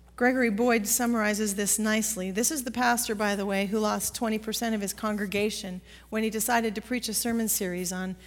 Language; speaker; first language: English; native; English